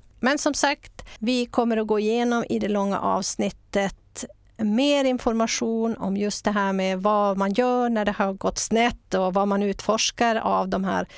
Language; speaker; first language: Swedish; native; Swedish